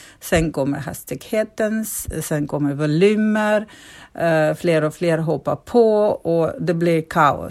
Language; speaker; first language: Swedish; non-native, fluent; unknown